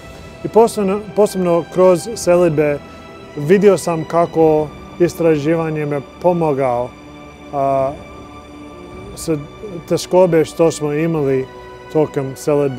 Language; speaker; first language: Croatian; non-native, learner; English